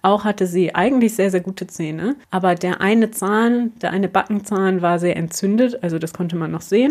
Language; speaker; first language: German; native; German